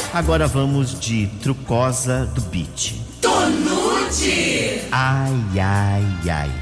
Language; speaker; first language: Portuguese; native; Portuguese